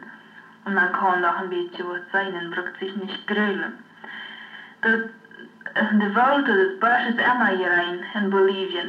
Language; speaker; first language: German; non-native, learner; Low German